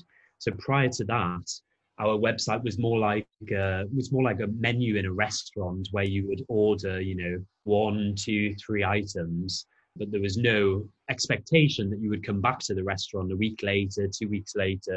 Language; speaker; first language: English; native; English